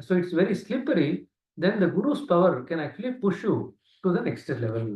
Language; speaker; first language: English; non-native, local second language; Kannada